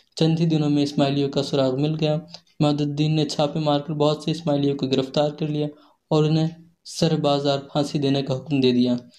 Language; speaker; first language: Urdu; native; Urdu